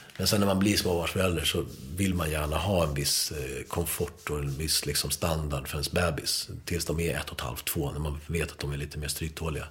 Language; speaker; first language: Swedish; early bilingual, other home language; Spanish